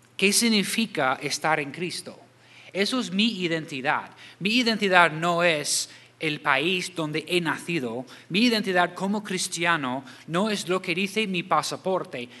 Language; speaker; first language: Spanish; non-native, fluent; English